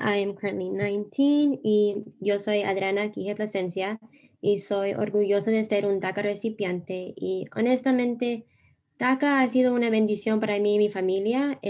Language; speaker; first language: Spanish; early bilingual, heritage; Spanish